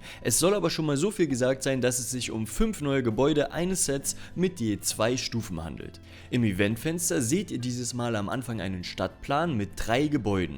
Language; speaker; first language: German; native; German